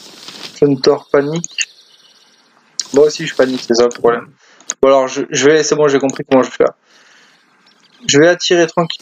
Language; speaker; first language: French; native; French